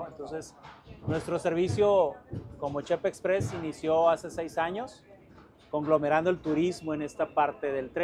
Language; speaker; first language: Spanish; native; Spanish